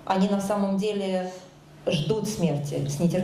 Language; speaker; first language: Russian; native; Russian